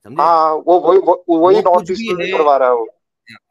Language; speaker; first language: Hindi; native; Hindi